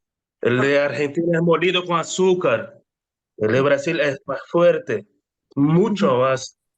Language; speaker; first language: Spanish; non-native, learner; Portuguese